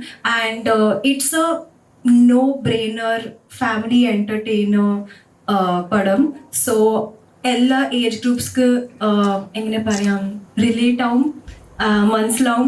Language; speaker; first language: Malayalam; non-native, learner; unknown